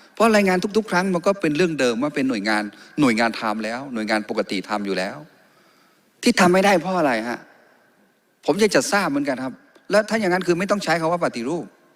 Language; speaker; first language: Thai; non-native, local second language; Karen languages